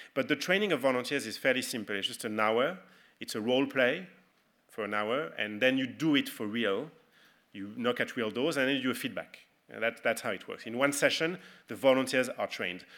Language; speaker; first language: English; non-native, fluent; French